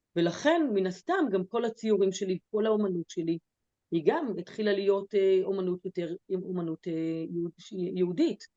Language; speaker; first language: Hebrew; native; Hebrew